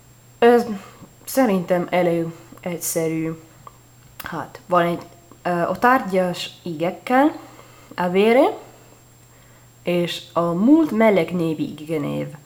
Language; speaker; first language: Hungarian; non-native, learner; Italian